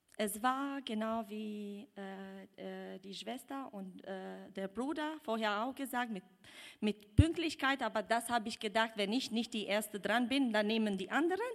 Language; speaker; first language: German; non-native, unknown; Albanian